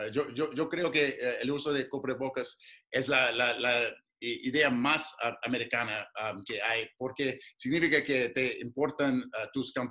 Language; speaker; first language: Spanish; non-native, fluent; English